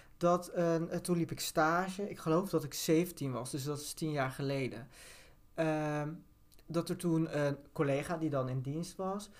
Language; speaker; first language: Dutch; early bilingual, other home language; Turkish